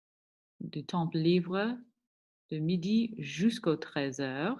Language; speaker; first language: French; non-native, fluent; English